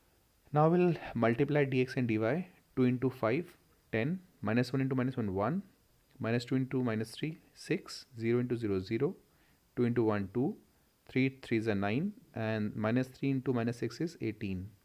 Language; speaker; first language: English; non-native, local second language; Hindi